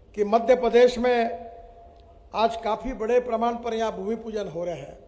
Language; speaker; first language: Hindi; non-native, local second language; Marathi